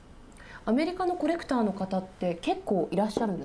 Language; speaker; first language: Japanese; native; Japanese